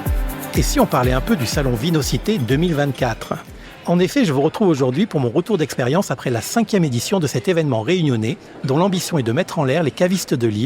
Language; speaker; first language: French; native; French